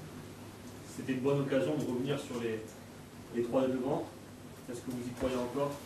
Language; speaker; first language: French; native; French